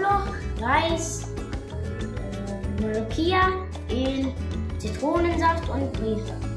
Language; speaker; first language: German; early bilingual, other home language; Arabic